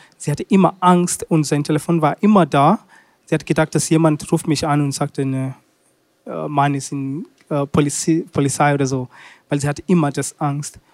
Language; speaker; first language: German; non-native, learner; Swahili